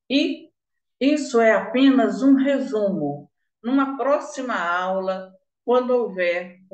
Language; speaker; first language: Portuguese; native; Portuguese